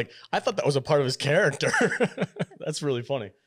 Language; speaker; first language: English; native; English